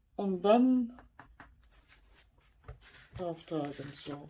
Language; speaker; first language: German; non-native, learner; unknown